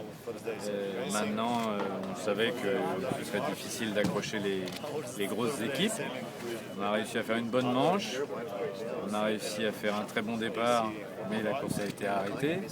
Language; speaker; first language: French; native; French